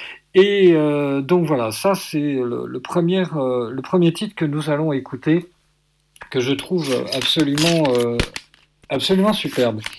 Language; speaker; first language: French; native; French